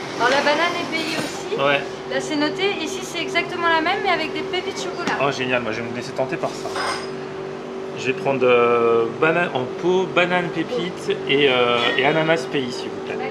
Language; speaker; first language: French; native; French